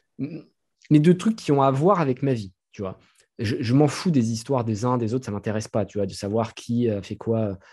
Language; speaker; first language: French; native; French